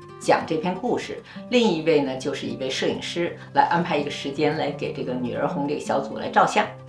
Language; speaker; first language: Chinese; native; Chinese